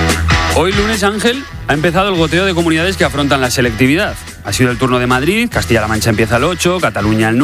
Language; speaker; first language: Spanish; native; Spanish